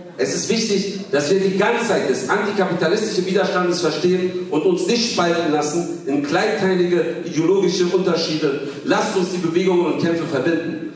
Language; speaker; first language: German; early bilingual, other home language; Kurdish